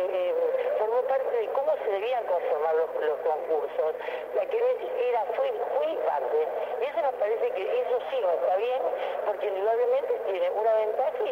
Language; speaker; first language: Spanish; native; Spanish